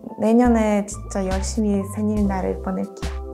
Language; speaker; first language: Korean; non-native, fluent; Russian